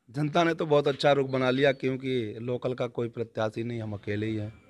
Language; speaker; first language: Hindi; native; Hindi